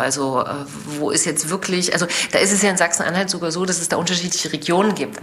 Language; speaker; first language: German; native; German